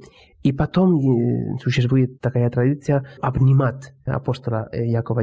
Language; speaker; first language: Russian; non-native, fluent; Spanish